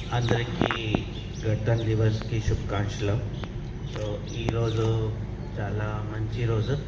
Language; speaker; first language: Telugu; non-native, learner; Hindi